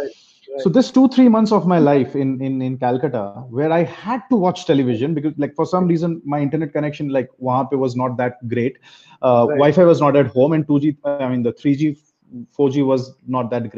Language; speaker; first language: English; non-native, local second language; Bangla